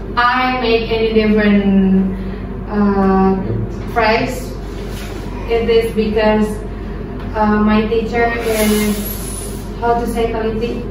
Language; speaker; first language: English; non-native, learner; Indonesian